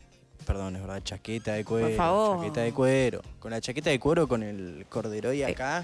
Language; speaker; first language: Spanish; native; Spanish